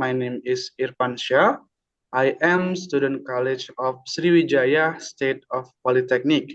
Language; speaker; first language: English; non-native, learner; Indonesian